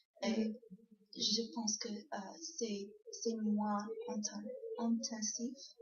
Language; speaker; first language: French; non-native, learner; English